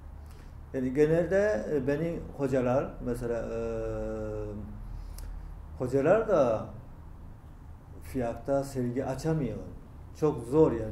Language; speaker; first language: Turkish; non-native, learner; Japanese